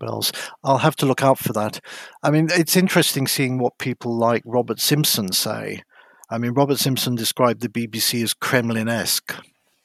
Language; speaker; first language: English; native; English